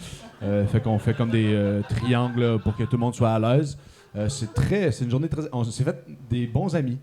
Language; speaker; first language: French; native; French